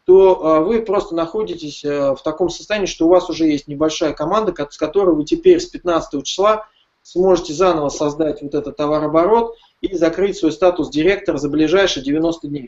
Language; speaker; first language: Russian; native; Russian